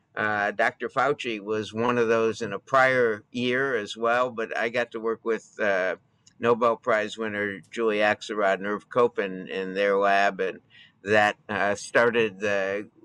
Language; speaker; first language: English; native; English